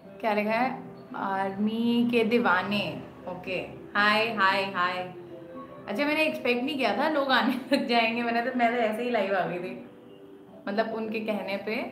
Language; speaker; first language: Hindi; native; Hindi